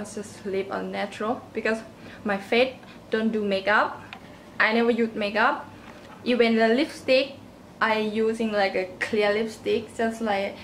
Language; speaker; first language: English; non-native, learner; Thai